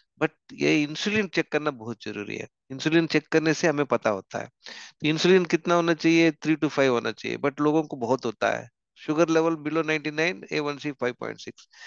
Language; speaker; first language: Hindi; non-native, local second language; Telugu